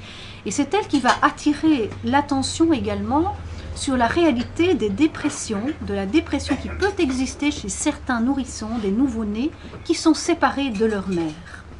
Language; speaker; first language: French; native; French